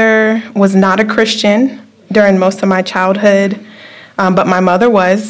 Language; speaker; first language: English; native; English